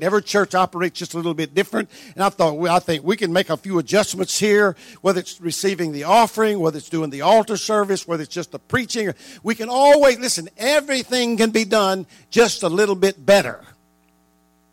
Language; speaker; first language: English; native; English